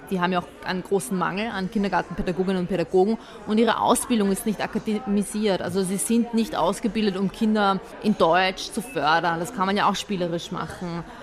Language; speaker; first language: German; early bilingual, other home language; Bosnian